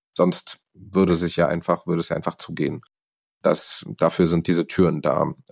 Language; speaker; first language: German; non-native, fluent; Arabic